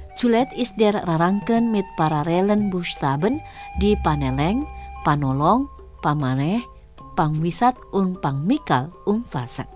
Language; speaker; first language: German; non-native, fluent; Indonesian